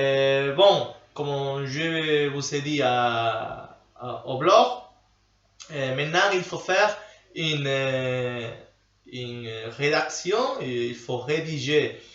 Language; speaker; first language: French; non-native, learner; Spanish